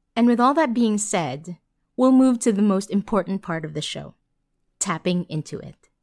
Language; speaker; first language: English; non-native, local second language; Filipino